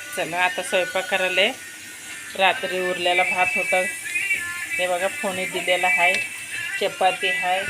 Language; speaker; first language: Marathi; non-native, local second language; Kannada